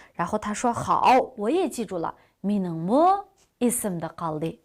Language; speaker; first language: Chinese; non-native, local second language; Uyghur